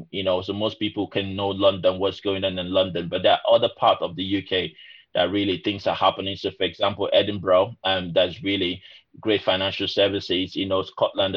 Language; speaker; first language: English; non-native, local second language; Igbo